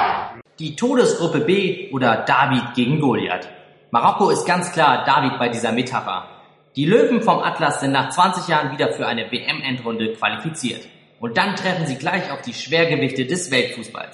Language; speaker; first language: German; native; German